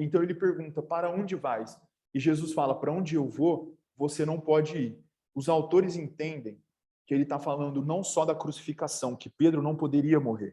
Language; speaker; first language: Portuguese; native; Portuguese